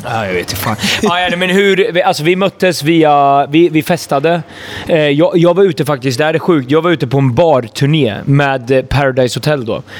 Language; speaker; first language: Swedish; native; Swedish